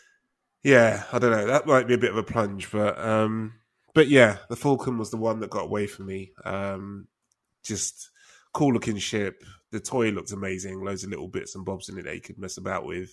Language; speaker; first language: English; native; English